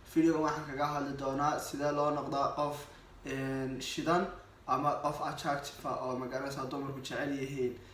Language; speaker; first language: Somali; early bilingual, heritage; Somali